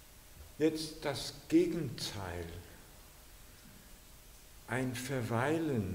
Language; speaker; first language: German; non-native, fluent; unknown